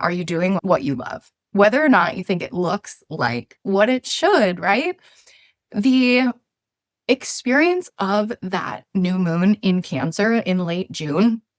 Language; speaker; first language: English; native; English